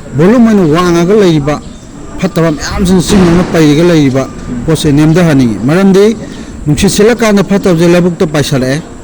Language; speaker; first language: Manipuri; native; Manipuri